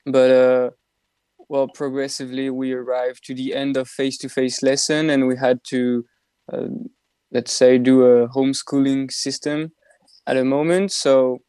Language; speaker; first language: English; non-native, fluent; French